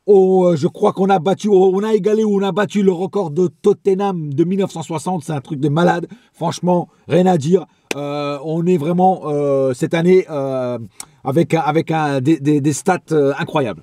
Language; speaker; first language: French; native; French